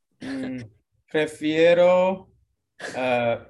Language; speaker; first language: Spanish; non-native, learner; English